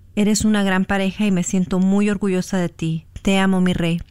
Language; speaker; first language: Spanish; early bilingual, heritage; Spanish